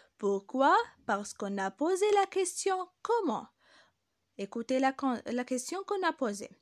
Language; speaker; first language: French; non-native, local second language; Arabic